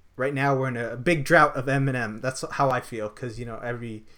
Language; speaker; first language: English; native; English